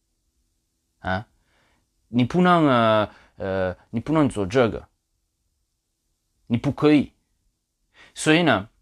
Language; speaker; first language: Chinese; non-native, learner; Polish